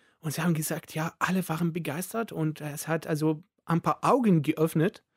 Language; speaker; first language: German; non-native, fluent; Arabic